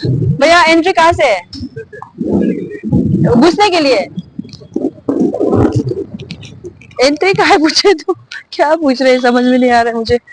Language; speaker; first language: Hindi; non-native, local second language; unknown